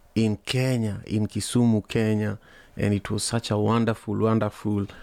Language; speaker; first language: English; non-native, local second language; Luo (Kenya and Tanzania)